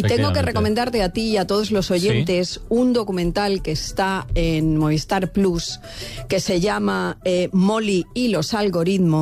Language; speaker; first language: Spanish; native; Spanish